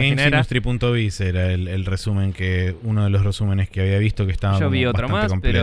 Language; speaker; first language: Spanish; native; Spanish